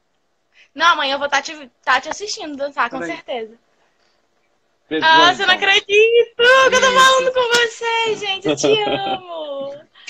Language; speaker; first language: Portuguese; native; Portuguese